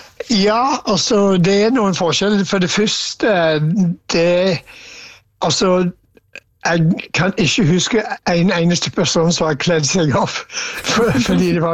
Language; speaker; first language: Norwegian; non-native, fluent; English